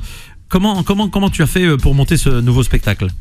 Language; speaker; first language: French; native; French